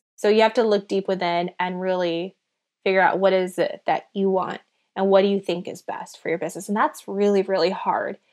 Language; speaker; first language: English; early bilingual, other home language; Chinese